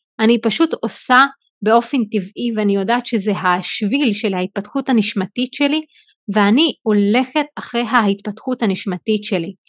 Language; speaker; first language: Hebrew; non-native, local second language; Arabic